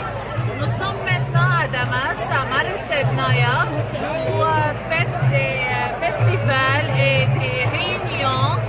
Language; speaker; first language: French; non-native, learner; Arabic